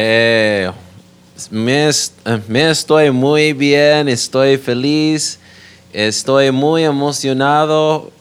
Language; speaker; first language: Spanish; non-native, learner; English